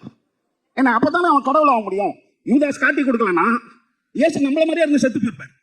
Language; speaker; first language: Tamil; native; Tamil